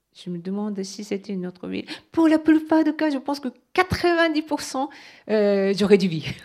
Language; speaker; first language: French; non-native, fluent; Japanese